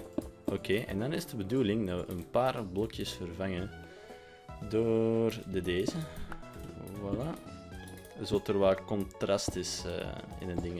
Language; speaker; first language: Dutch; native; Dutch